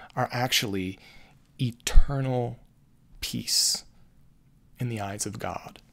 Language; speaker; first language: English; native; English